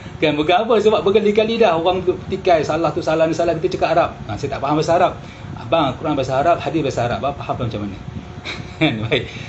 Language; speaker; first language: Malay; early bilingual, heritage; Malay